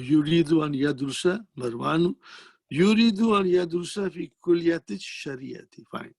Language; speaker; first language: Arabic; non-native, fluent; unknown